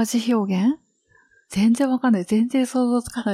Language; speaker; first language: Japanese; native; Japanese